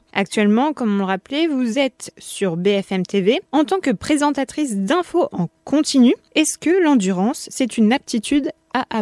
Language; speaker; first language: French; native; French